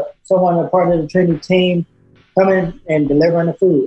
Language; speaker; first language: English; native; English